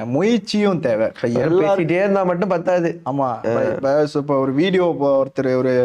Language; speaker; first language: Tamil; early bilingual, heritage; Tamil